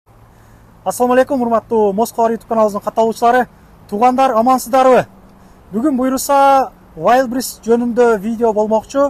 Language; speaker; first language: Kyrgyz; native; Kyrgyz